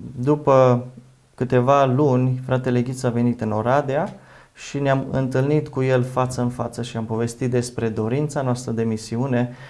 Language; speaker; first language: Romanian; native; Romanian